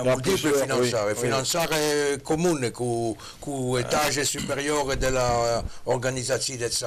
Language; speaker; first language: Romanian; non-native, learner; French